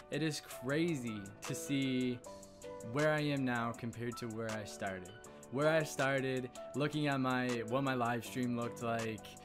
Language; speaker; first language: English; native; English